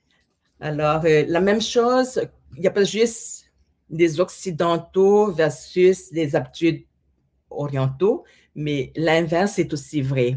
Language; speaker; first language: French; non-native, fluent; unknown